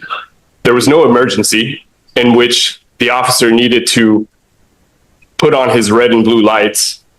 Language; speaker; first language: English; native; English